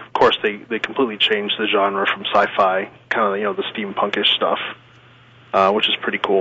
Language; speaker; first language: English; native; English